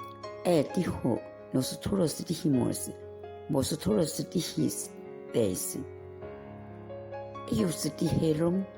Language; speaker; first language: Spanish; non-native, fluent; Chinese